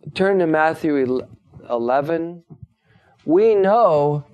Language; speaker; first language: English; native; English